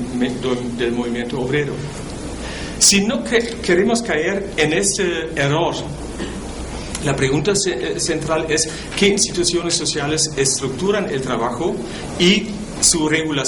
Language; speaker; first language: Spanish; non-native, fluent; German